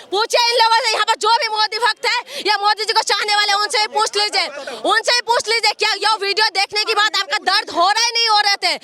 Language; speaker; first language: Hindi; non-native, local second language; Manipuri